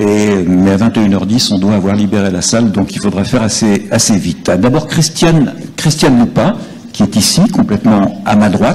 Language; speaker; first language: French; native; French